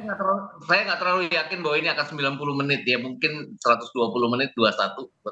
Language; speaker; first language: Indonesian; native; Indonesian